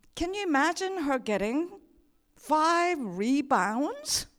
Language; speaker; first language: English; non-native, fluent; Korean